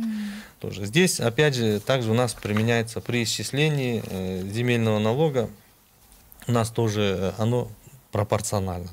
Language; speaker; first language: Russian; non-native, local second language; Kyrgyz